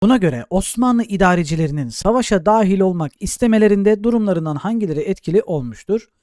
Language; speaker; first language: Turkish; native; Turkish